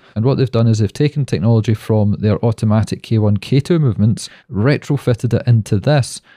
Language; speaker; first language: English; native; English